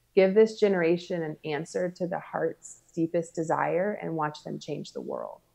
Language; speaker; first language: English; native; English